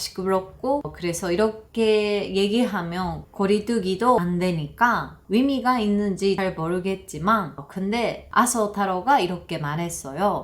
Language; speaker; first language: Korean; non-native, learner; Japanese